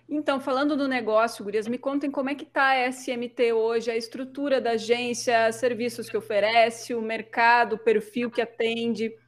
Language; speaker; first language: Portuguese; native; Portuguese